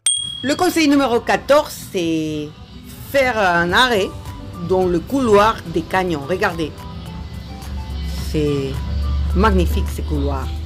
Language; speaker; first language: French; non-native, fluent; Spanish